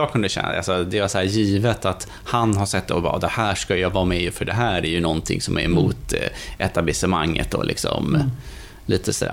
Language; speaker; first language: Swedish; native; Swedish